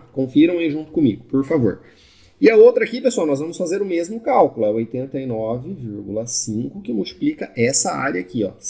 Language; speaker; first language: Portuguese; native; Portuguese